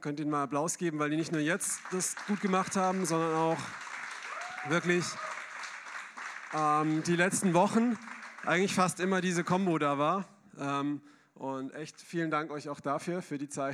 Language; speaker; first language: German; native; German